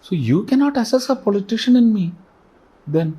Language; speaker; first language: English; non-native, local second language; Malayalam